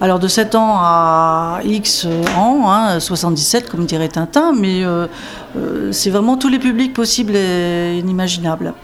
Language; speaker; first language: French; native; French